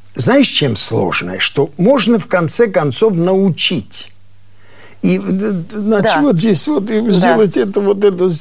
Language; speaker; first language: Russian; non-native, local second language; Armenian